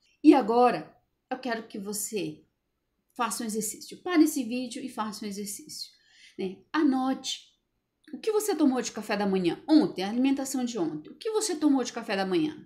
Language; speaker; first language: Portuguese; native; Portuguese